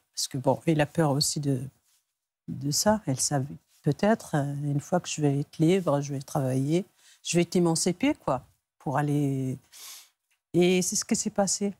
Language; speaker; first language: French; non-native, local second language; Arabic